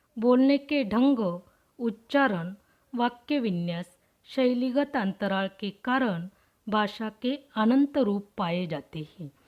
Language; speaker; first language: Hindi; non-native, local second language; Marathi